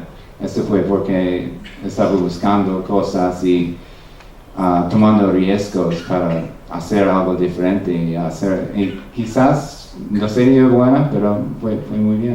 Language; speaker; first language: Spanish; non-native, fluent; English